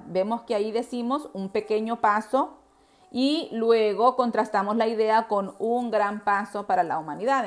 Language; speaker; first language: Spanish; native; Spanish